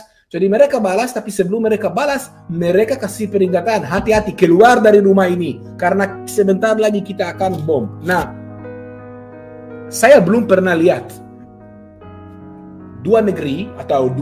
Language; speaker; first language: Indonesian; non-native, fluent; Hebrew